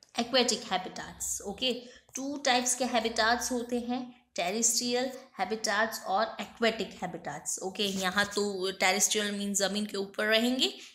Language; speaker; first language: Hindi; non-native, local second language; Gujarati